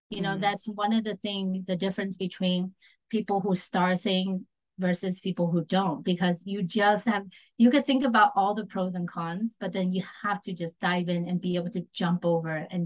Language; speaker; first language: English; early bilingual, other home language; Chinese